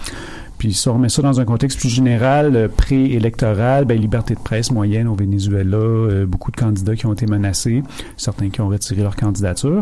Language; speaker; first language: French; native; French